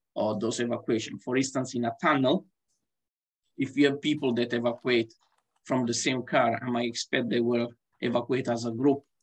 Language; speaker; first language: English; non-native, fluent; Italian